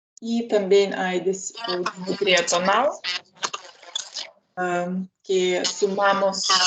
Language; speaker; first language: Spanish; non-native, learner; Lithuanian